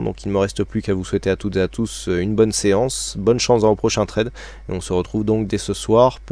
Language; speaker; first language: French; native; French